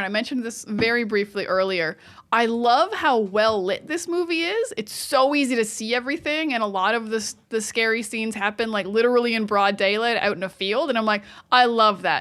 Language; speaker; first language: English; native; English